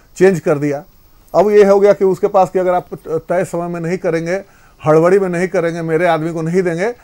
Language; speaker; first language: Hindi; native; Hindi